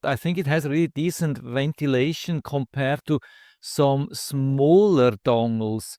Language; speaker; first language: English; non-native, fluent; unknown